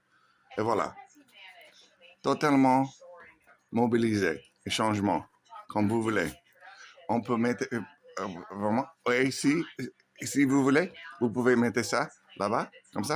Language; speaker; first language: French; non-native, learner; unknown